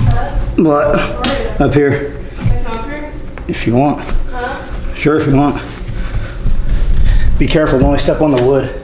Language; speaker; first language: English; native; English